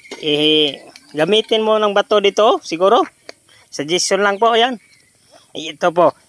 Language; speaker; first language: Filipino; non-native, local second language; Cebuano